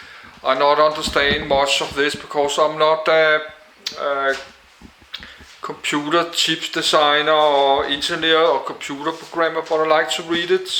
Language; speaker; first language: English; non-native, learner; Danish